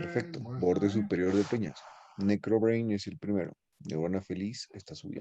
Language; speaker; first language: Spanish; native; Spanish